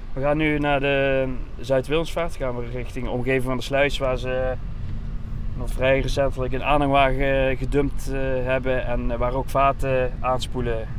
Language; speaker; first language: Dutch; native; Dutch